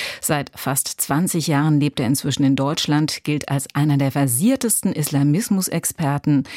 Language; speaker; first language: German; native; German